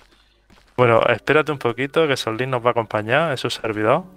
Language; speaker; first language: Spanish; native; Spanish